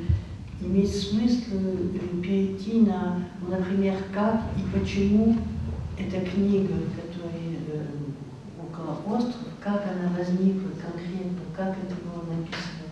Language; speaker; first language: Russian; non-native, fluent; French